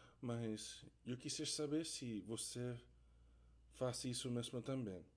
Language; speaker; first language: Portuguese; non-native, learner; English